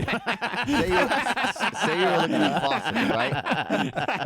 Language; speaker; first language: English; native; English